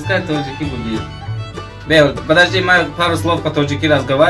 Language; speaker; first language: Russian; non-native, fluent; Tajik